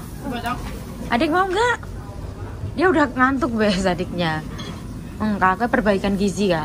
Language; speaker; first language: Indonesian; non-native, local second language; Javanese